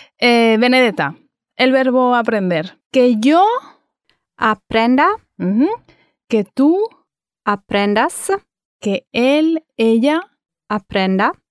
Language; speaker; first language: Spanish; native; Spanish